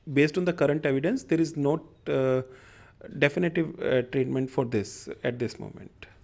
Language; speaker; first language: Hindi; non-native, local second language; Punjabi